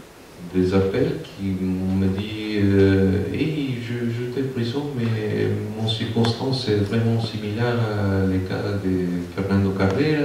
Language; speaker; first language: French; non-native, fluent; Spanish